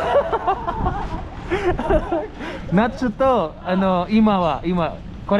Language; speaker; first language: Japanese; non-native, learner; Filipino